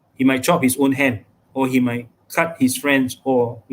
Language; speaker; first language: English; non-native, local second language; Malay